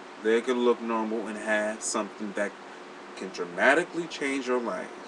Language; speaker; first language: English; native; English